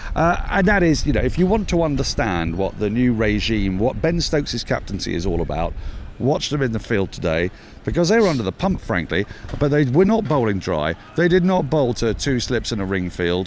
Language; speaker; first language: English; native; English